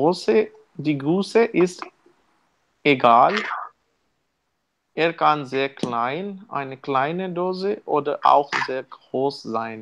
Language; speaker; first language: German; non-native, learner; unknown